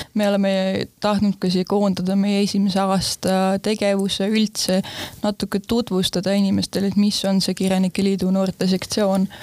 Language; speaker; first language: Estonian; native; Estonian